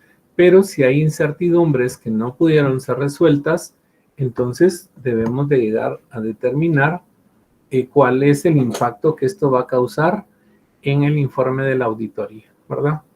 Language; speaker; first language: Spanish; native; Spanish